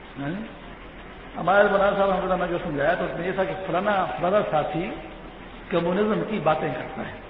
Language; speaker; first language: Urdu; non-native, local second language; Pashto